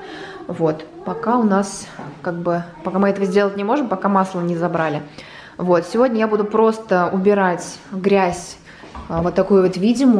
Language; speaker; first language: Russian; native; Russian